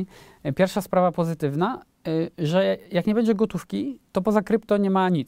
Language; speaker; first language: Polish; native; Polish